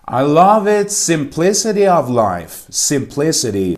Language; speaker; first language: English; non-native, fluent; Persian